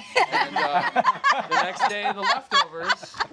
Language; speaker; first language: English; native; English